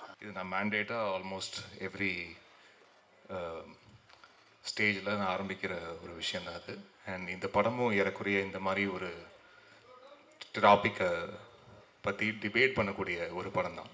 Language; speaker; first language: Tamil; native; Tamil